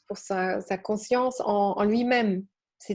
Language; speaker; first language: French; non-native, learner; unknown